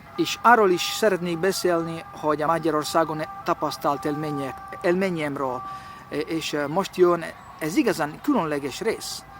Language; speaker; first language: Hungarian; non-native, learner; Italian